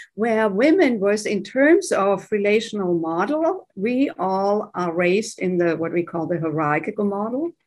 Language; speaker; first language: English; non-native, fluent; German